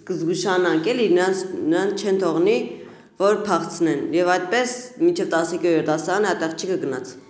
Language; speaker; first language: Armenian; non-native, local second language; Kurdish